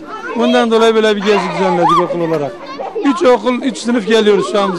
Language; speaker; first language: Turkish; native; Turkish